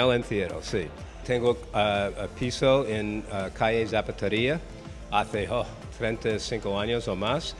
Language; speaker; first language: Spanish; non-native, learner; English